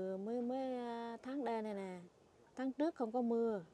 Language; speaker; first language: Vietnamese; non-native, local second language; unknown